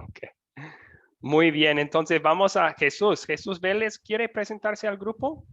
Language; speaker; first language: Spanish; non-native, fluent; English